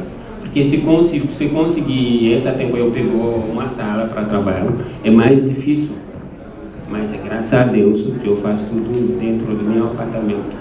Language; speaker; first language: Portuguese; non-native, learner; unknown